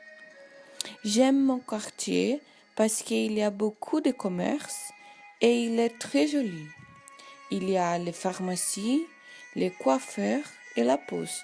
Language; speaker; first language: French; non-native, learner; Portuguese